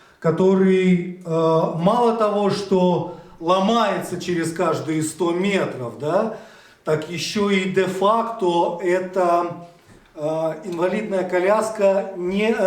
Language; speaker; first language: Russian; native; Russian